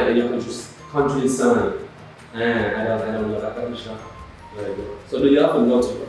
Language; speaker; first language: English; non-native, learner; Vietnamese